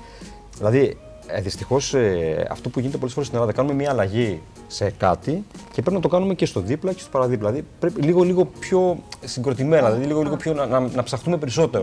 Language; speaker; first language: Greek; native; Greek